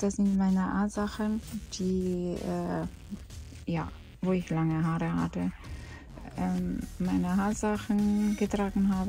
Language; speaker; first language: German; non-native, fluent; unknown